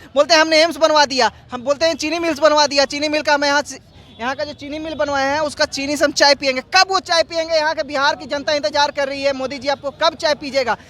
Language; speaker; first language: Hindi; native; Hindi